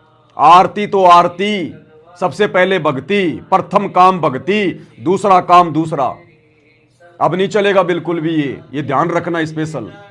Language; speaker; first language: Hindi; native; Hindi